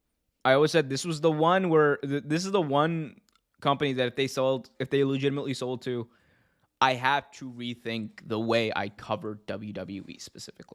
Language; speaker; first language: English; native; English